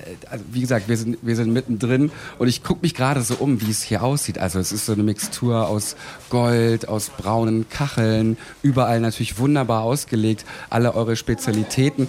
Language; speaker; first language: German; native; German